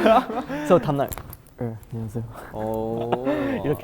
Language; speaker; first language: Korean; non-native, fluent; Chinese